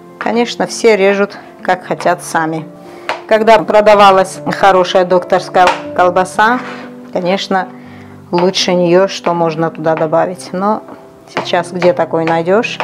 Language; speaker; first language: Russian; non-native, local second language; Georgian